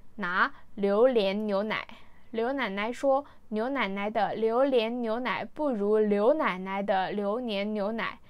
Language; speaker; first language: Japanese; non-native, fluent; Chinese